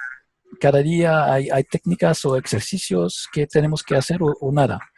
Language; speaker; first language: Spanish; non-native, learner; French